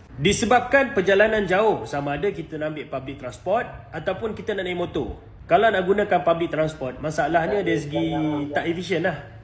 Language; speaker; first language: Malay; native; Malay